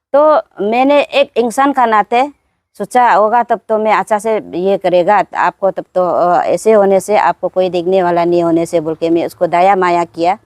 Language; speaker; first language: Hindi; non-native, local second language; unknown